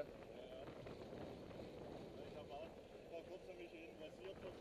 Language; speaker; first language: German; native; German